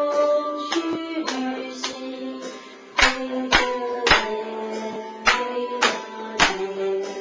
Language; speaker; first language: Chinese; native; Chinese